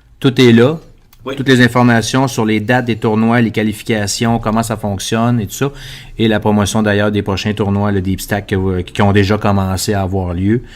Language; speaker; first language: French; native; French